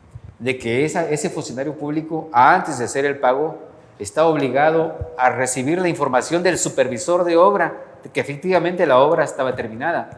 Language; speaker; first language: Spanish; native; Spanish